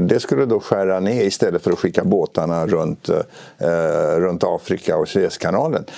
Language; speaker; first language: Swedish; native; Swedish